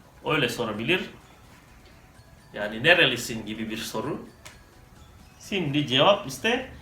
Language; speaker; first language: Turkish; non-native, fluent; Indonesian